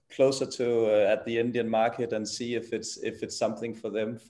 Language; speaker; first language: English; non-native, fluent; Danish